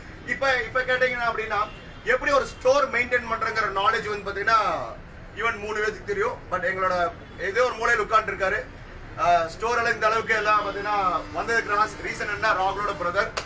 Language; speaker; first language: Tamil; native; Tamil